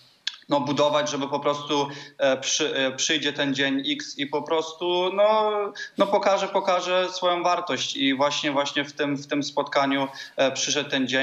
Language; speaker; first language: Polish; early bilingual, heritage; Polish